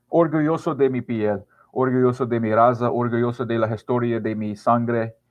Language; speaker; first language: Spanish; non-native, learner; English